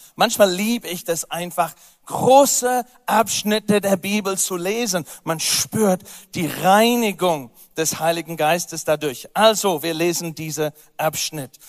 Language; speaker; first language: German; non-native, fluent; English